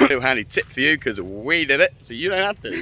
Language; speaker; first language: English; native; English